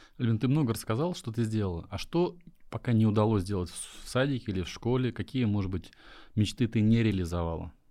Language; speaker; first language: Russian; native; Russian